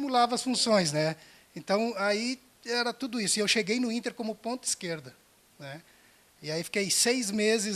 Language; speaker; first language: Portuguese; native; Portuguese